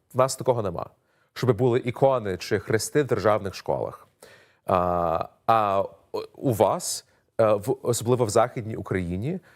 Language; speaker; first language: Ukrainian; early bilingual, heritage; Ukrainian